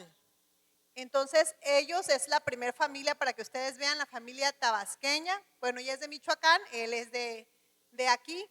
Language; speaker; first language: Spanish; native; Spanish